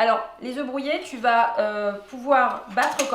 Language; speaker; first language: French; native; French